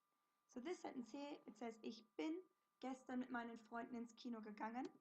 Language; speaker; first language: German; non-native, fluent; English